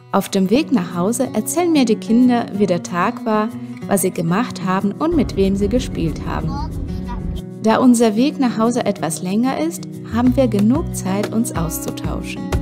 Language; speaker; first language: German; non-native, fluent; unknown